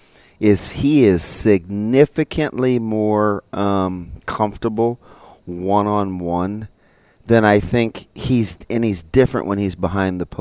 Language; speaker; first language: English; native; English